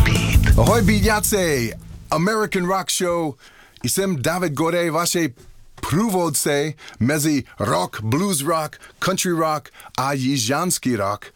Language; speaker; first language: Czech; non-native, learner; English